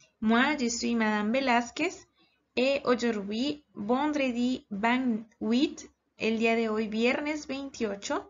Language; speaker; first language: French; non-native, learner; Spanish